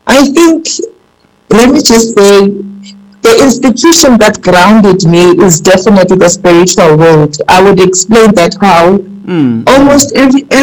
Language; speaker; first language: English; non-native, local second language; Xhosa